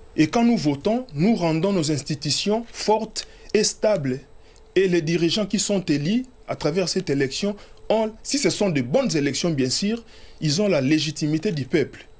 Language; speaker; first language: French; non-native, local second language; Lingala